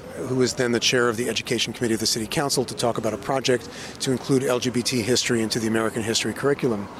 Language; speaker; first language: English; native; English